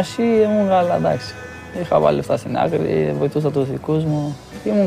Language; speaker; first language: Greek; non-native, fluent; Albanian